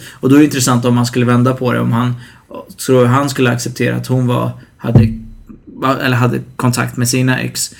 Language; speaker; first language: Swedish; early bilingual, other home language; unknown